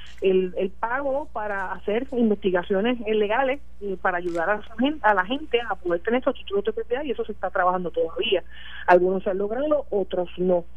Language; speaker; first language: Spanish; native; Spanish